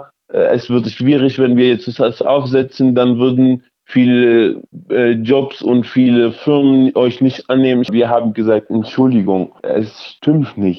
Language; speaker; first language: German; early bilingual, other home language; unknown